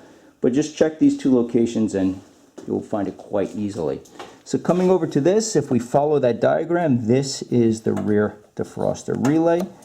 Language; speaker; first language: English; native; English